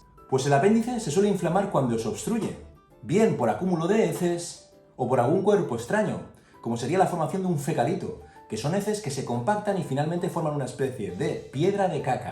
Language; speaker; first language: Spanish; native; Spanish